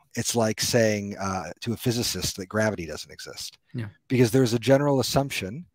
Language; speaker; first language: English; native; English